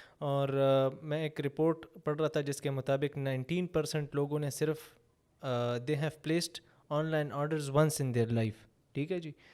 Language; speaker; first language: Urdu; non-native, local second language; Pashto